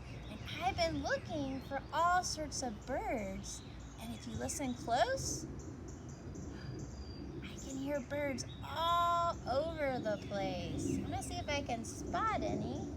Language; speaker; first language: English; native; English